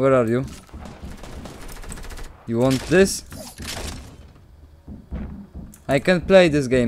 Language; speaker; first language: English; non-native, learner; Polish